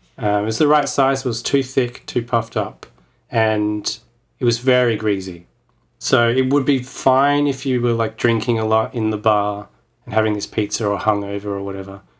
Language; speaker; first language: English; native; English